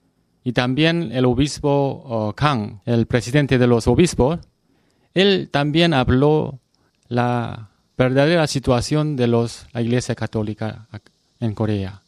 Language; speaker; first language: Spanish; non-native, learner; Korean